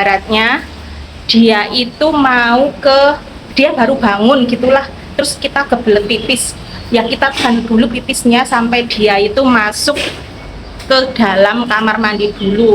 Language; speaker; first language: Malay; non-native, local second language; Javanese